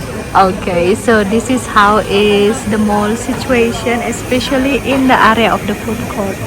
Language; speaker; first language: English; non-native, fluent; Indonesian